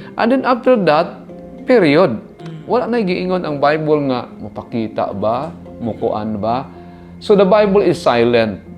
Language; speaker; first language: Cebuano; native; Cebuano